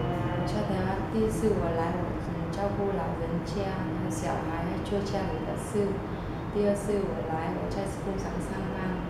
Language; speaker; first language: Chinese; non-native, learner; Vietnamese